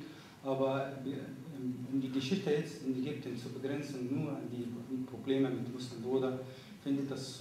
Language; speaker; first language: German; non-native, fluent; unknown